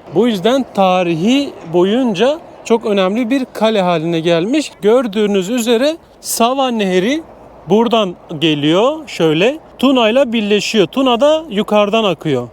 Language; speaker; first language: Turkish; native; Turkish